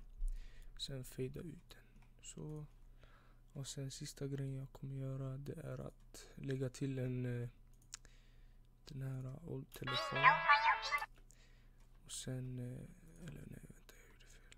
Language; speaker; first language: Swedish; early bilingual, other home language; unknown